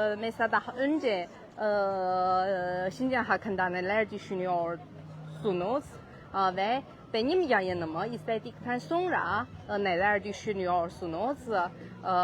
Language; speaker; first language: Turkish; non-native, learner; Chinese